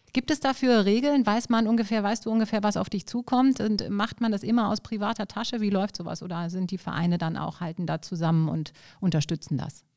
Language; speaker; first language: German; native; German